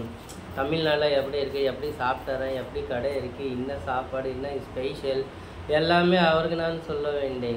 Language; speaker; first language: Tamil; non-native, fluent; Hindi